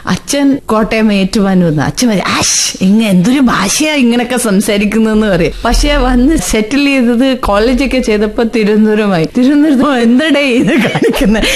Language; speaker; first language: Malayalam; early bilingual, heritage; Malayalam